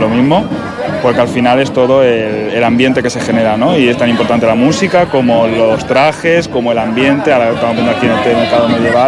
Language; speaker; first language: Spanish; native; Spanish